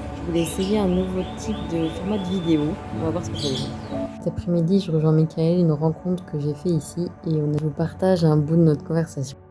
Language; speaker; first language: French; native; French